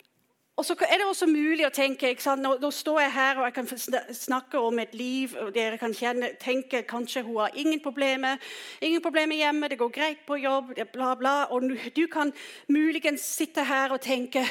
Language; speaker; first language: Norwegian; non-native, fluent; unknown